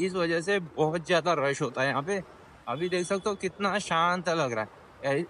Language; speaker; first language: Hindi; non-native, local second language; Marathi